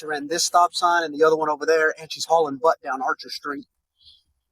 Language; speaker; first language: English; native; English